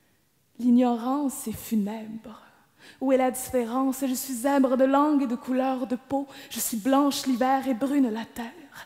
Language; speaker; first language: French; native; French